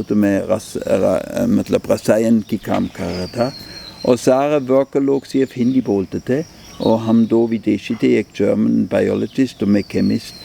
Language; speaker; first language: Hindi; non-native, fluent; German